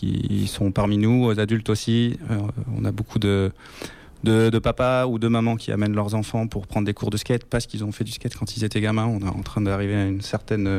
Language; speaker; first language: French; native; French